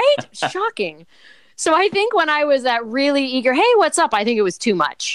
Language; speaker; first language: English; native; English